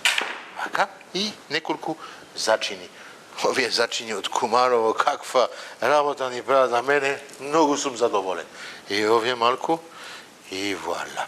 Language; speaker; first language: Macedonian; non-native, fluent; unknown